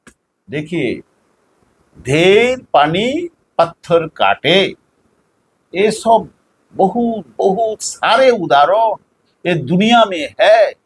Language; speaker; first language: Hindi; non-native, local second language; Bangla